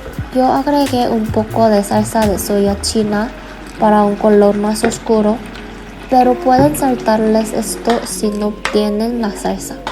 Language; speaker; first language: Spanish; non-native, fluent; Korean